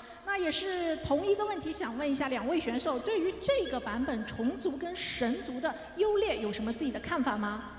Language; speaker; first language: Chinese; native; Chinese